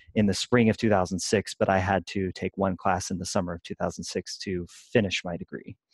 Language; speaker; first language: English; native; English